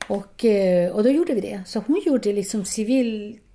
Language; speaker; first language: Swedish; non-native, fluent; Spanish